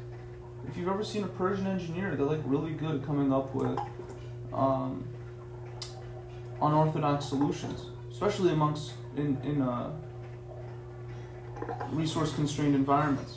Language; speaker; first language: English; native; English